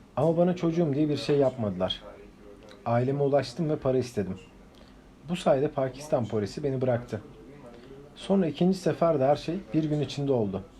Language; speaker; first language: Turkish; non-native, fluent; Uzbek